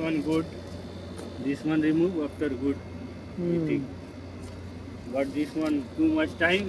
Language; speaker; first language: English; non-native, learner; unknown